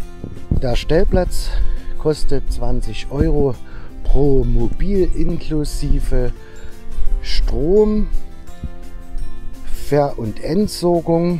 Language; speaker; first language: German; native; German